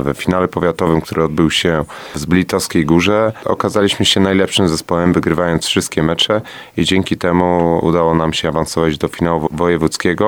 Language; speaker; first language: Polish; native; Polish